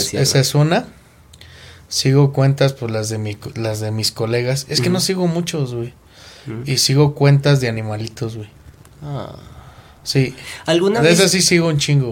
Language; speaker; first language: Spanish; native; Spanish